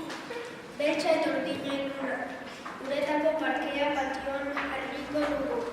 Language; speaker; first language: Basque; non-native, local second language; Spanish